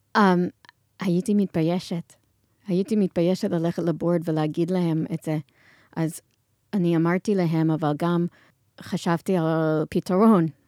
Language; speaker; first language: Hebrew; non-native, fluent; English